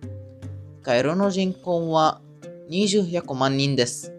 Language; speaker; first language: Japanese; non-native, learner; Arabic